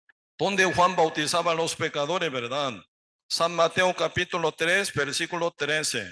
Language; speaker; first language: Spanish; non-native, learner; Korean